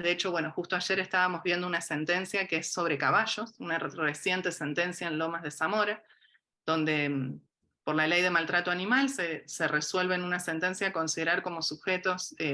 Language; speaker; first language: Spanish; native; Spanish